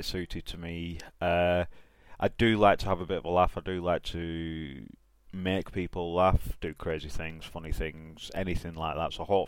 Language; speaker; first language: English; native; English